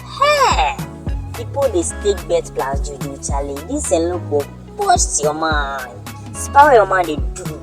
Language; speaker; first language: Nigerian Pidgin; non-native, local second language; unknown